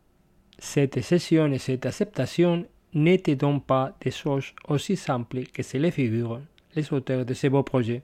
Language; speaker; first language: French; non-native, fluent; Spanish